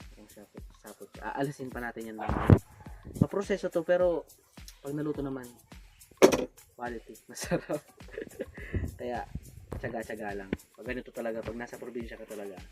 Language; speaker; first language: Filipino; non-native, local second language; Bikol